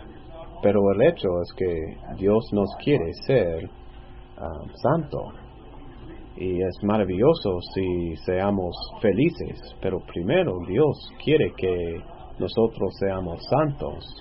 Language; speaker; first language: Spanish; non-native, fluent; English